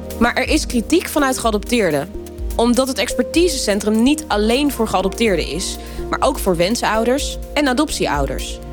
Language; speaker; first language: Dutch; native; Dutch